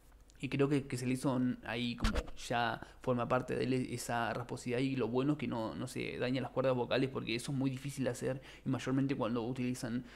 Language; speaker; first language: Spanish; native; Spanish